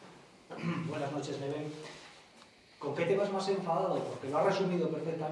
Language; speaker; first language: Spanish; native; Spanish